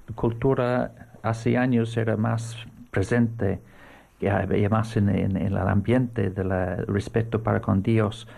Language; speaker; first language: Spanish; non-native, fluent; English